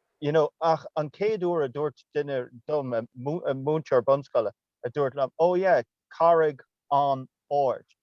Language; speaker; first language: Irish; non-native, local second language; English